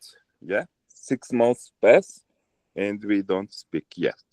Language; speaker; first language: English; non-native, learner; Portuguese